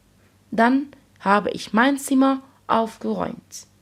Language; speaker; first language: German; non-native, fluent; Arabic